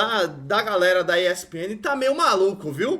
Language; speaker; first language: Portuguese; native; Portuguese